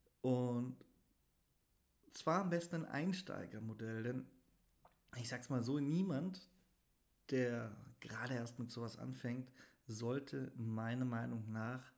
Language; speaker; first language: German; native; German